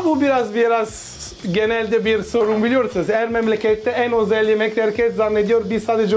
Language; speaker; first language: Turkish; non-native, learner; Italian